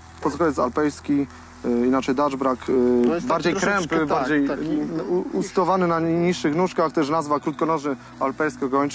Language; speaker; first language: Polish; native; Polish